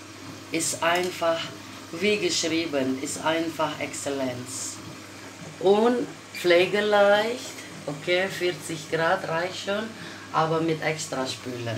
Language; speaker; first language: German; non-native, learner; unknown